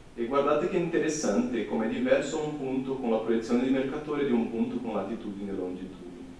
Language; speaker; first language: Italian; non-native, fluent; Portuguese